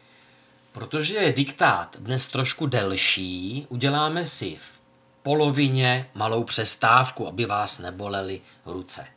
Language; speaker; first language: Czech; native; Czech